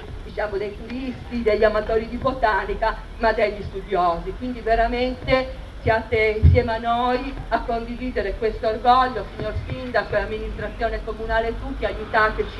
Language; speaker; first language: Italian; native; Italian